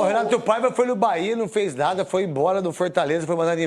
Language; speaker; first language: Portuguese; native; Portuguese